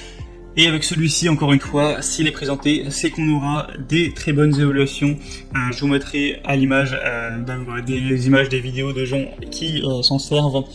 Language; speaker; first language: French; native; French